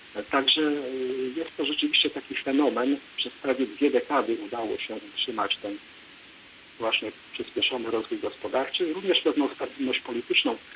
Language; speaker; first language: Polish; native; Polish